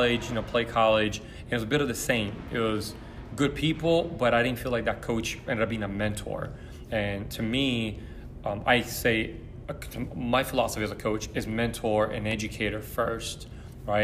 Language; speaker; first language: English; early bilingual, other home language; Portuguese